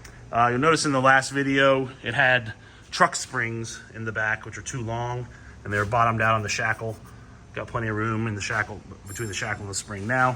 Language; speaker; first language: English; native; English